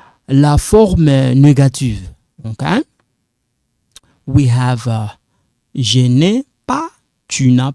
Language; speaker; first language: French; non-native, local second language; Lingala